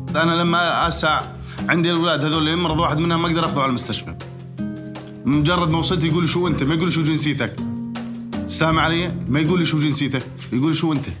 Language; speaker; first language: Arabic; native; Arabic